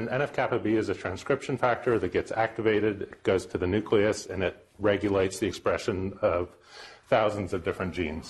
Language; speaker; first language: English; native; English